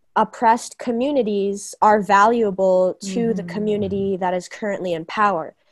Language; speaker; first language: English; early bilingual, other home language; Chinese